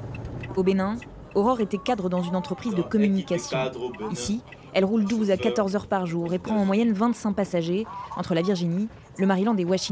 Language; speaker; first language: French; native; French